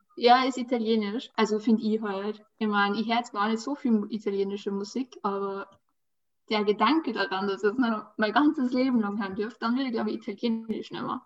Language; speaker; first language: German; early bilingual, other home language; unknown